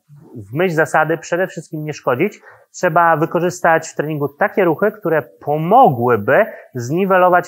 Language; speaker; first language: Polish; native; Polish